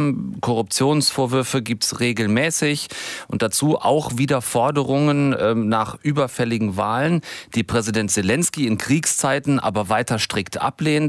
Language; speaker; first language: German; native; German